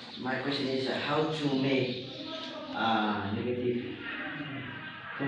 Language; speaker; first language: English; non-native, learner; Indonesian